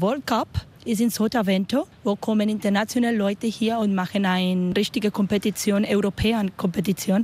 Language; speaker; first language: German; non-native, learner; Spanish